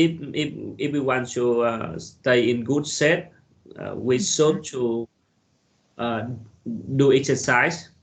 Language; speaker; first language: English; non-native, learner; Vietnamese